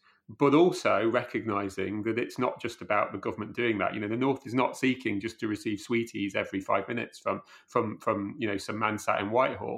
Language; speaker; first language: English; native; English